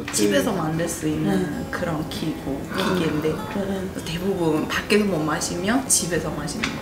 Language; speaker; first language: Korean; non-native, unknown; Italian